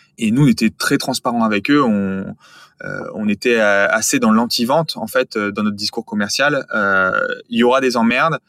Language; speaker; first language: French; native; French